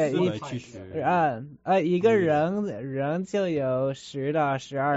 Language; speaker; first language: Chinese; early bilingual, heritage; Chinese